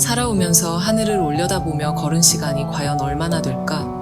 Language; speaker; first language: Korean; native; Korean